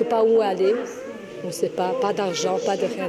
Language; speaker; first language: French; non-native, learner; Albanian